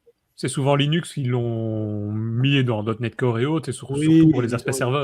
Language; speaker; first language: French; native; French